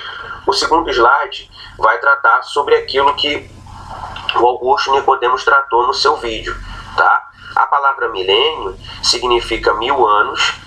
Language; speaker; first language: Portuguese; native; Portuguese